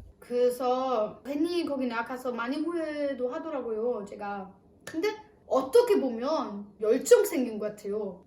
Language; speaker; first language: Korean; non-native, fluent; German